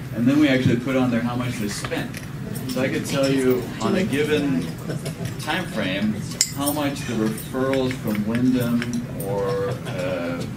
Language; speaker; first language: English; non-native, fluent; Danish